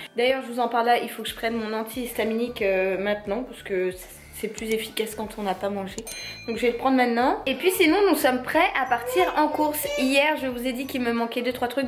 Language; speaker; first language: French; native; French